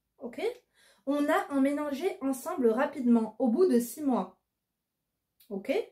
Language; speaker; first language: French; native; French